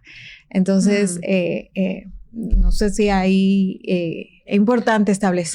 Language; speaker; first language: Spanish; native; Spanish